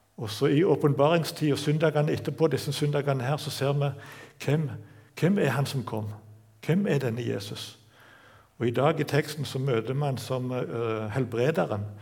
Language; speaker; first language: Norwegian; native; Norwegian